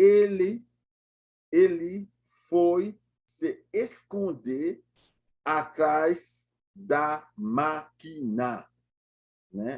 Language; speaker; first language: Portuguese; non-native, learner; Haitian Creole